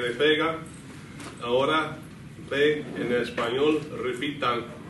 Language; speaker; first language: Spanish; non-native, fluent; English